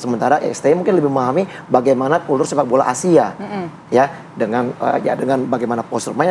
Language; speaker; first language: Indonesian; native; Indonesian